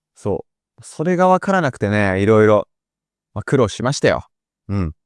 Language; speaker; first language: Japanese; native; Japanese